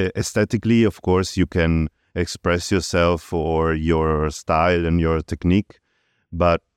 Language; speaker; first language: English; early bilingual, other home language; Italian